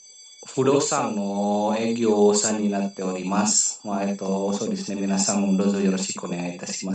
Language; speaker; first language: Japanese; non-native, fluent; Indonesian